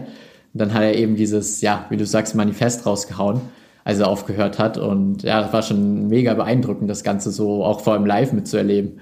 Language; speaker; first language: German; native; German